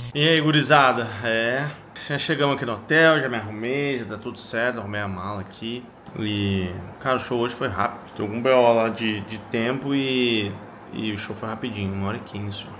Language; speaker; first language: Portuguese; native; Portuguese